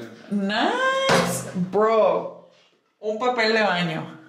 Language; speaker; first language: Spanish; early bilingual, heritage; Spanish